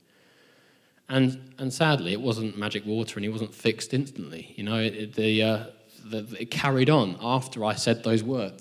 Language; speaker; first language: English; native; English